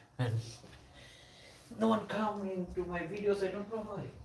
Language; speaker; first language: English; non-native, local second language; Bangla